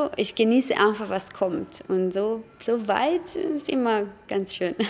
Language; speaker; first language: German; non-native, fluent; Italian